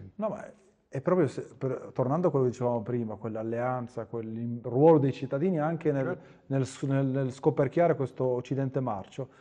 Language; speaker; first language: Italian; non-native, fluent; Arabic